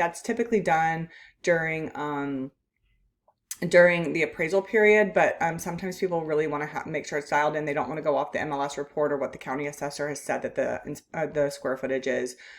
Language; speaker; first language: English; native; English